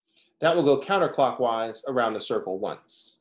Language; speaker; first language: English; native; English